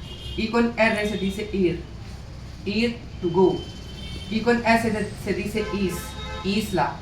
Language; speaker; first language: Spanish; non-native, learner; Hindi